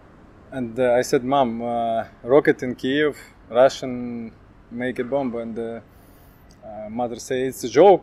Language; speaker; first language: English; non-native, learner; Ukrainian